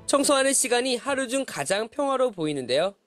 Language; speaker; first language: Korean; native; Korean